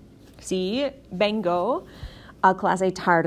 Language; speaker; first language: Spanish; non-native, fluent; English